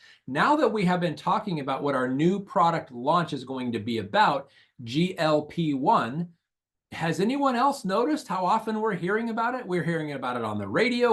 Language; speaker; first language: English; native; English